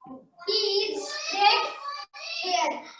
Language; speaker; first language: English; non-native, learner; Marathi